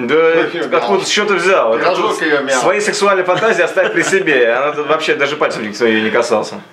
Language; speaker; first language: Russian; native; Russian